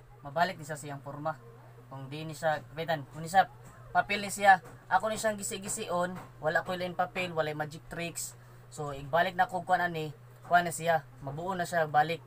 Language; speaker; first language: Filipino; non-native, local second language; Cebuano